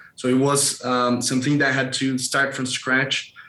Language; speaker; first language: English; non-native, fluent; Portuguese